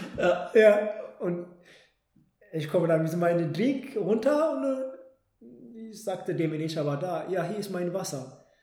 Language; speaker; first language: German; non-native, fluent; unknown